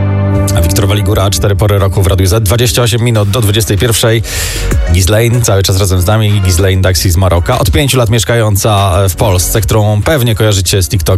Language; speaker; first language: Polish; native; Polish